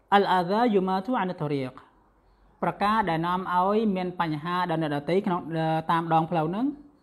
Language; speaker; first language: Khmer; non-native, local second language; Western Cham